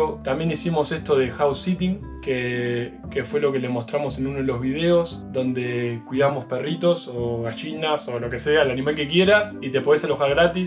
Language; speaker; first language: Spanish; native; Spanish